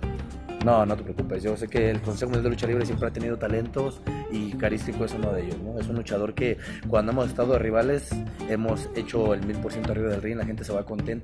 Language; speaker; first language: Spanish; native; Spanish